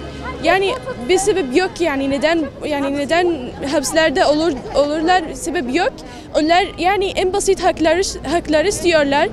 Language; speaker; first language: Turkish; non-native, learner; Arabic